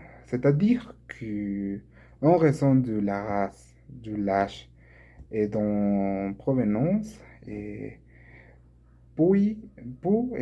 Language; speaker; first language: French; non-native, learner; Spanish